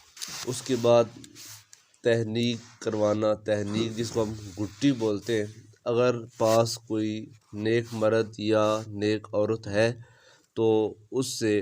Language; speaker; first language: Urdu; native; Urdu